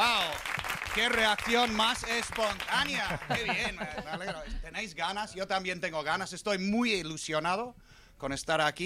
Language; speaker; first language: Spanish; non-native, fluent; English